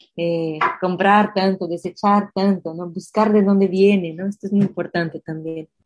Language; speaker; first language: Spanish; non-native, fluent; Portuguese